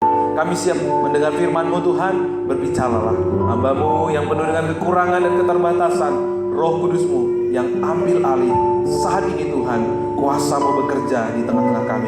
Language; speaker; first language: Indonesian; native; Indonesian